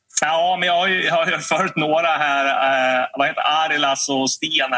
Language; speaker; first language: Swedish; native; Swedish